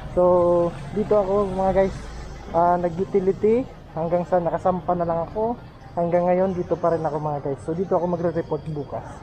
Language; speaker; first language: Filipino; non-native, local second language; Waray